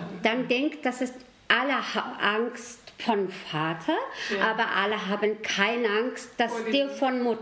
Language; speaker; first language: German; non-native, learner; Mongolian